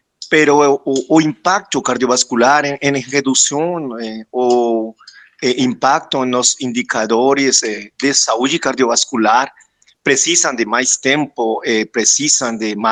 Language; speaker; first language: Portuguese; non-native, fluent; Spanish